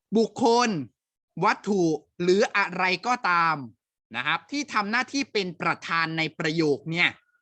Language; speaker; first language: Thai; native; Thai